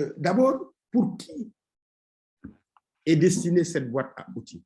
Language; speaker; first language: French; non-native, local second language; Wolof